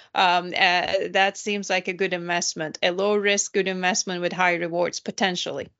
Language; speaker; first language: English; non-native, fluent; Turkish